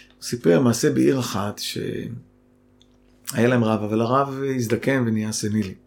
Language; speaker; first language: Hebrew; native; Hebrew